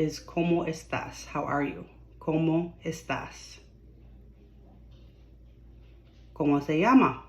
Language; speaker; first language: Spanish; non-native, learner; English